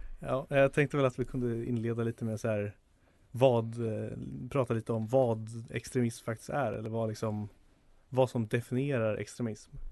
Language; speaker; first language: Swedish; native; Swedish